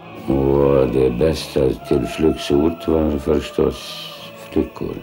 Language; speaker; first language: Swedish; non-native, fluent; Lithuanian